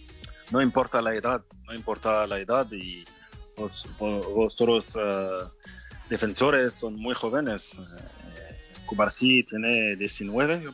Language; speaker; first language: Spanish; non-native, fluent; French